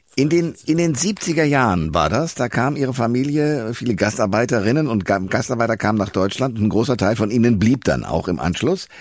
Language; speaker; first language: German; native; German